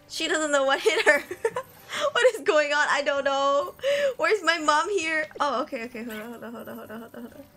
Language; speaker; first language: English; non-native, local second language; Min Nan Chinese